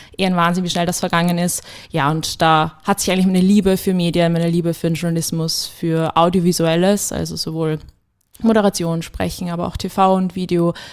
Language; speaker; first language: German; native; German